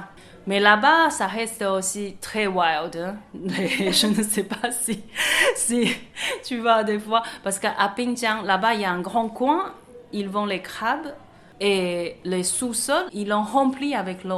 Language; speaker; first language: French; non-native, fluent; Chinese